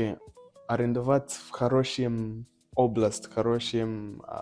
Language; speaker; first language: Russian; non-native, learner; Nyanja